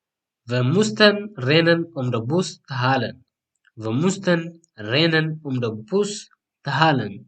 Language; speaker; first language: Dutch; non-native, fluent; Tigrinya